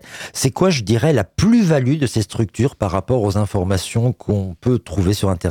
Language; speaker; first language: French; native; French